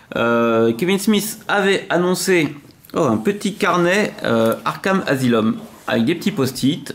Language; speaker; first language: French; native; French